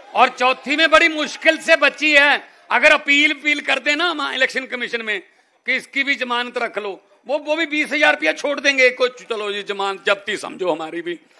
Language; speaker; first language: Hindi; non-native, local second language; Punjabi